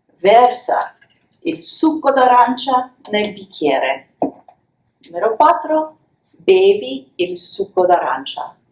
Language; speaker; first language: Italian; non-native, fluent; English